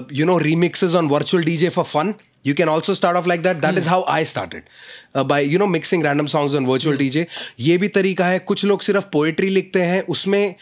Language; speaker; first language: Hindi; native; Hindi